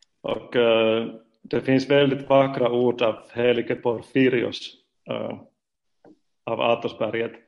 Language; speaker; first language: Swedish; non-native, fluent; Finnish